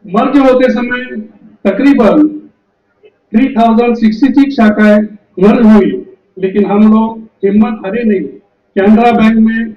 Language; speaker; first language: Hindi; non-native, local second language; Marathi